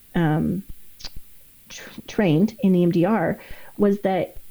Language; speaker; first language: English; native; English